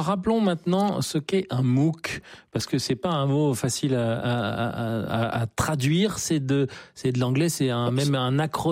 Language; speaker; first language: French; native; French